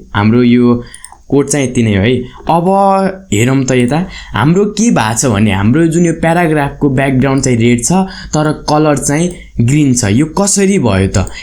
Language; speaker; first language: Nepali; non-native, local second language; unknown